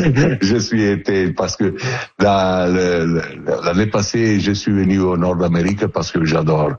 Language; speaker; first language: French; non-native, learner; Italian